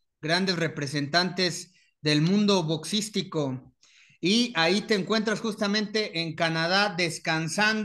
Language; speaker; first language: Spanish; native; Spanish